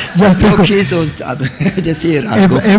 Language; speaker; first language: Spanish; non-native, learner; German